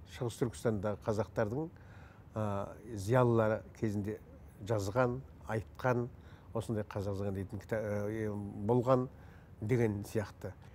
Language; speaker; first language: Kazakh; native; Kazakh